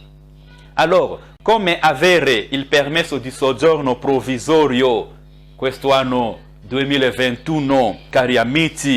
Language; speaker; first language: Italian; non-native, fluent; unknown